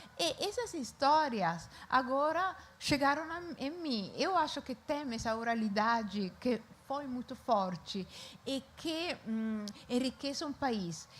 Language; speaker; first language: Portuguese; non-native, fluent; Italian